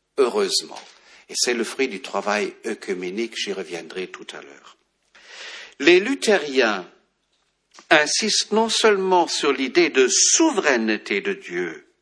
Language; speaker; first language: French; non-native, fluent; German